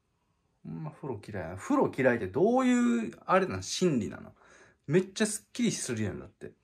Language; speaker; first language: Japanese; native; Japanese